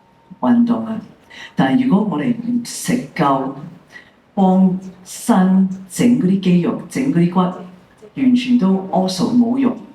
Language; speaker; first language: Cantonese; early bilingual, heritage; English